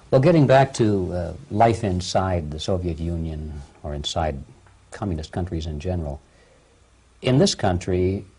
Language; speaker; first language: English; native; English